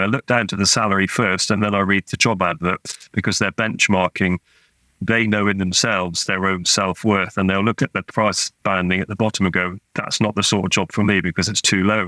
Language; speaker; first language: English; native; English